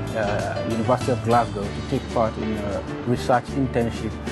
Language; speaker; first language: English; non-native, local second language; Hausa